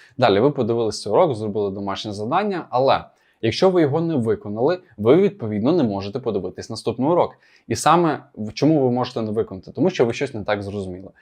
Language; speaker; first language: Ukrainian; non-native, local second language; Russian